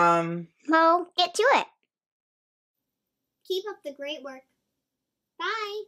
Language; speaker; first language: English; native; English